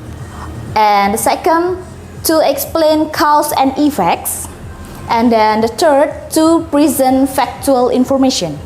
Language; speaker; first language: English; non-native, learner; Indonesian